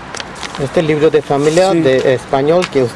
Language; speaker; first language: Spanish; non-native, learner; Russian